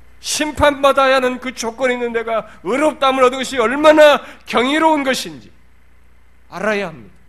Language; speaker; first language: Korean; native; Korean